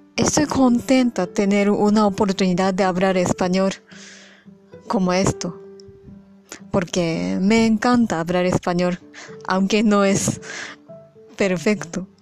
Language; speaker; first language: Spanish; non-native, fluent; Japanese